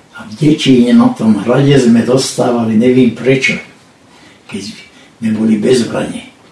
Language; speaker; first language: Slovak; non-native, local second language; Hungarian